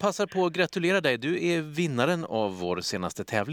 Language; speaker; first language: Swedish; native; Swedish